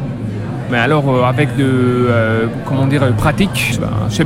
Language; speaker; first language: French; non-native, learner; Greek